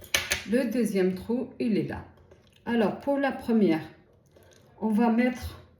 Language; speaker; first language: French; native; French